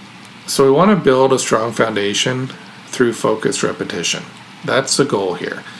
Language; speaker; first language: English; native; English